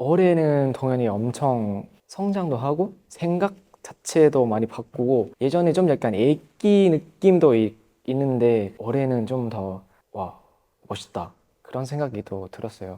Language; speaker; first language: Korean; non-native, fluent; Thai